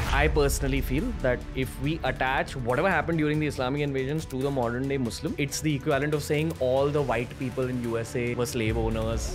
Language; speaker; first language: English; non-native, local second language; Hindi